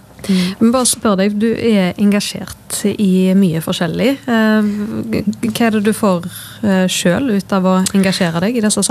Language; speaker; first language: Norwegian; native; Norwegian